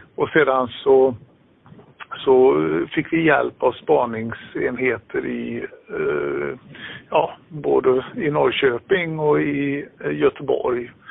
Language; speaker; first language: Swedish; native; Swedish